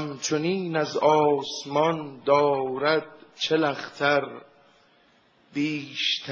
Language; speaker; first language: Persian; native; Persian